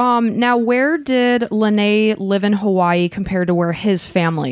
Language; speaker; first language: English; native; English